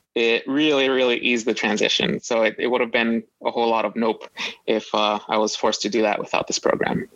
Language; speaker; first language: English; native; English